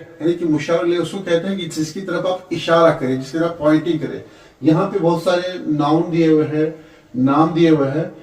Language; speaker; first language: Urdu; non-native, local second language; Kashmiri